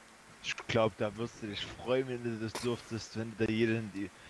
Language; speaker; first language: German; native; German